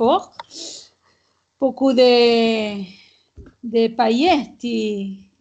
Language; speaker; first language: French; non-native, learner; Catalan